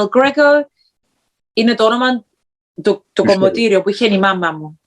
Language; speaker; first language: Greek; early bilingual, heritage; Greek